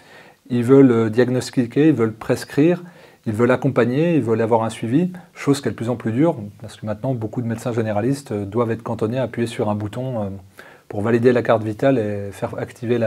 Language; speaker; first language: French; native; French